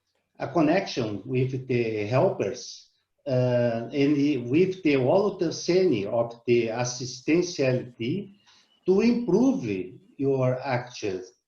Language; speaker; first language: English; non-native, learner; Portuguese